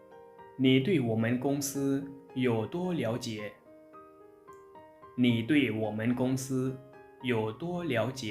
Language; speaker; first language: Chinese; non-native, fluent; Lao